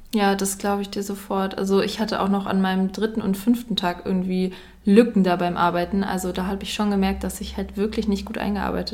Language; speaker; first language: German; native; German